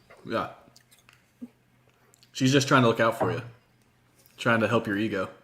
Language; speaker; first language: English; native; English